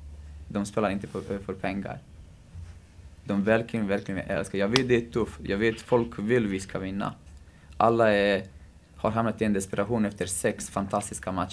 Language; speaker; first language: Swedish; non-native, fluent; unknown